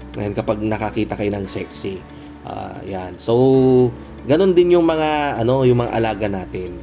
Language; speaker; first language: Filipino; non-native, local second language; Pangasinan